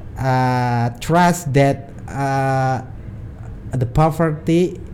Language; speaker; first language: English; non-native, learner; Indonesian